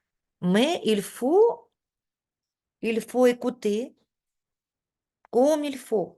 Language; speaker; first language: French; non-native, fluent; Russian